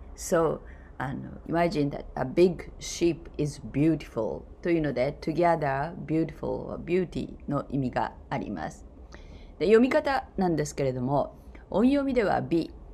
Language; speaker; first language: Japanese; native; Japanese